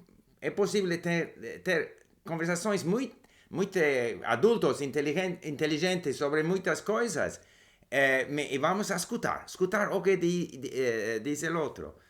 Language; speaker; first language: Portuguese; non-native, learner; English